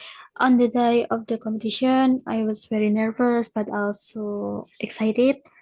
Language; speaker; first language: English; non-native, learner; Indonesian